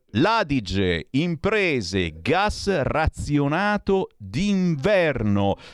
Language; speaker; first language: Italian; non-native, fluent; Portuguese